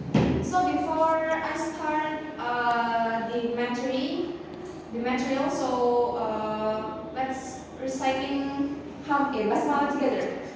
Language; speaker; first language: English; non-native, learner; Indonesian